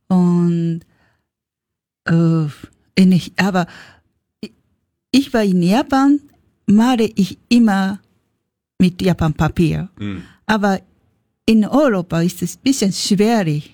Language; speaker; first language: German; non-native, learner; Japanese